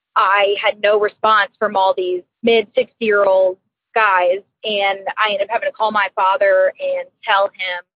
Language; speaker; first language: English; native; English